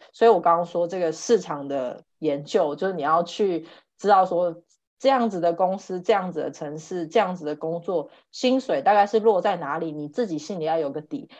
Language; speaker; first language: Chinese; native; Chinese